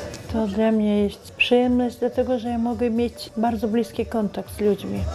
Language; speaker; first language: Polish; non-native, learner; Chechen